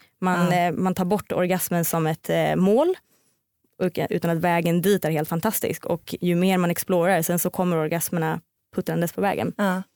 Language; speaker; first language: Swedish; native; Swedish